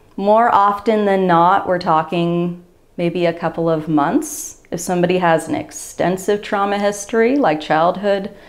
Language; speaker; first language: English; native; English